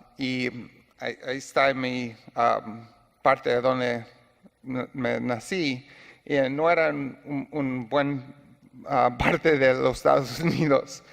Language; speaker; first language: Spanish; non-native, learner; English